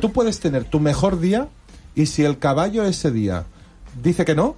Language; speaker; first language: Spanish; native; Spanish